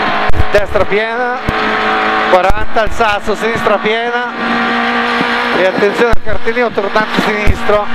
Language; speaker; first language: Italian; native; Italian